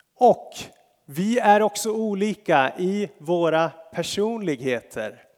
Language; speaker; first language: Swedish; native; Swedish